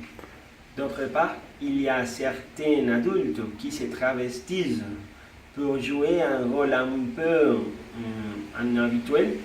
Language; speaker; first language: French; non-native, learner; Spanish